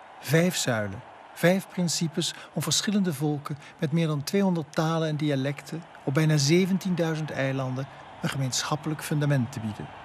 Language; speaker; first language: Dutch; native; Dutch